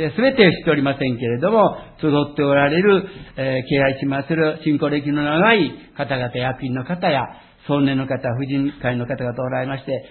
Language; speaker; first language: Japanese; native; Japanese